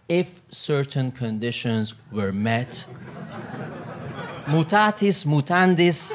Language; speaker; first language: English; non-native, fluent; Italian